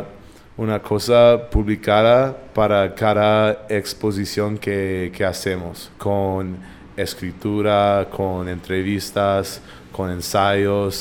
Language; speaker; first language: Spanish; non-native, fluent; English